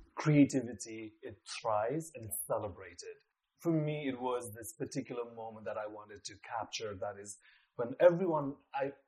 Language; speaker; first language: English; non-native, local second language; Nepali